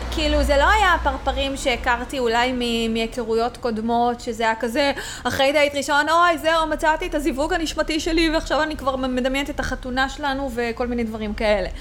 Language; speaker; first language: Hebrew; native; Hebrew